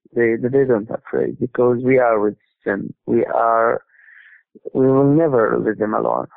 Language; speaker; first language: English; non-native, learner; Arabic